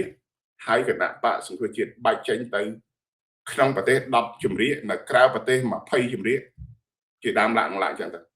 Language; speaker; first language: Khmer; native; Khmer